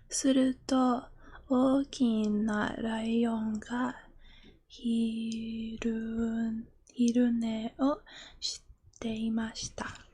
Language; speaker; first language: Japanese; non-native, learner; English